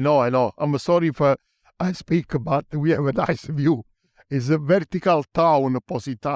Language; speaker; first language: English; non-native, learner; Italian